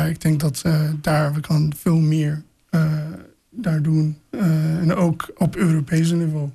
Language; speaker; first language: Dutch; non-native, fluent; English